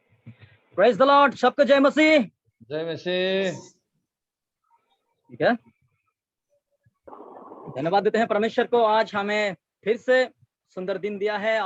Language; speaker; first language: Hindi; non-native, local second language; Assamese